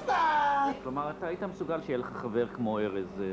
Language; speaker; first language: Hebrew; native; Hebrew